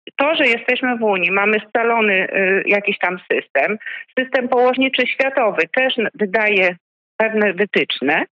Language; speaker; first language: Polish; native; Polish